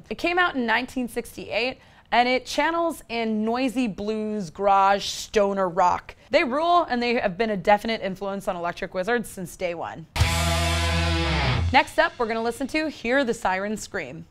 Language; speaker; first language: English; native; English